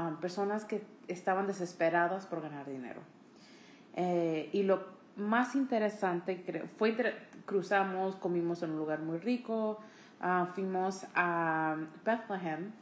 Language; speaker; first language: Spanish; early bilingual, heritage; Spanish